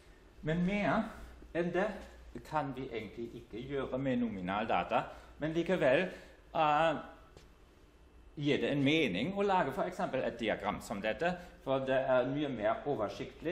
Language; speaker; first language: Norwegian; non-native, fluent; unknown